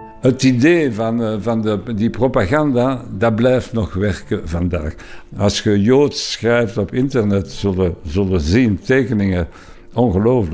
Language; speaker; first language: Dutch; non-native, local second language; French